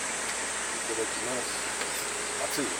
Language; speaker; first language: Japanese; native; Japanese